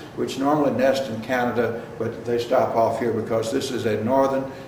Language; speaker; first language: English; native; English